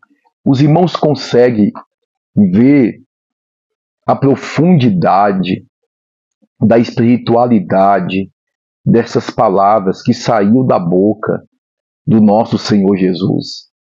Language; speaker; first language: Portuguese; native; Portuguese